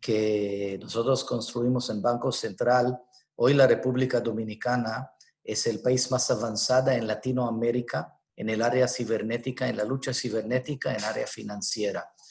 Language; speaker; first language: Spanish; non-native, fluent; Hebrew